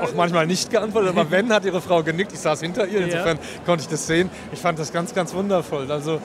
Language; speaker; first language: German; native; German